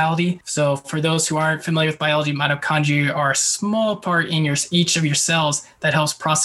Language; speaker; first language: English; native; English